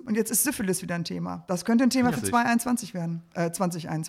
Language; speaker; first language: German; native; German